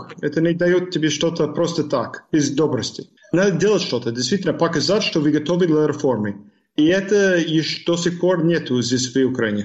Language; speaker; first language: Russian; non-native, fluent; English